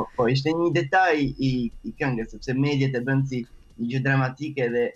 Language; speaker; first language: Albanian; early bilingual, heritage; French